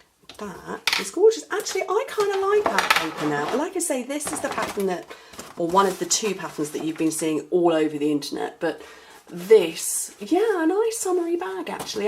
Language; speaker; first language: English; native; English